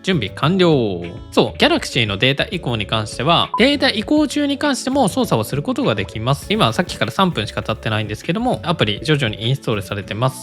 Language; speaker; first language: Japanese; native; Japanese